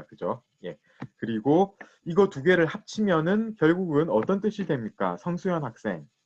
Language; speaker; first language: Korean; native; Korean